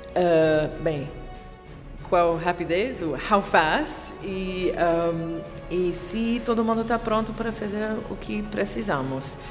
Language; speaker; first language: Portuguese; non-native, fluent; English